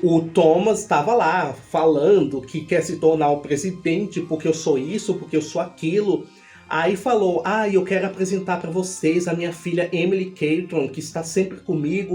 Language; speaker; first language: Portuguese; native; Portuguese